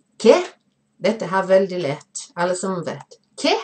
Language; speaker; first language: Norwegian; non-native, fluent; Portuguese